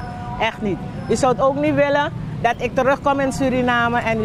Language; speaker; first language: Dutch; non-native, local second language; Javanese